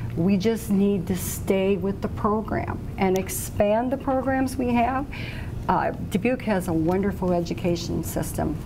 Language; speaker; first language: English; native; English